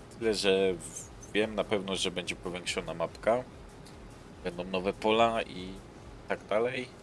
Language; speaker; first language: Polish; native; Polish